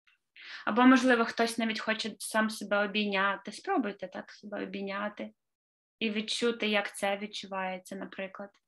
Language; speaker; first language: Ukrainian; native; Ukrainian